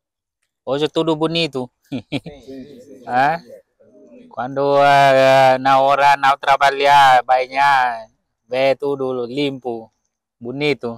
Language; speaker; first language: Portuguese; non-native, learner; Vietnamese